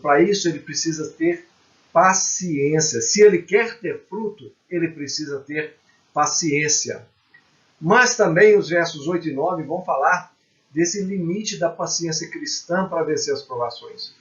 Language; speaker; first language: Portuguese; native; Portuguese